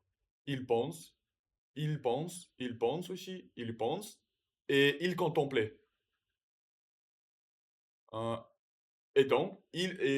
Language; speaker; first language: French; non-native, learner; Russian